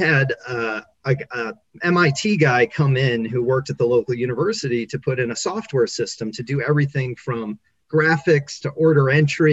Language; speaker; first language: English; native; English